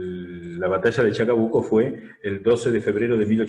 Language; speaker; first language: Spanish; native; Spanish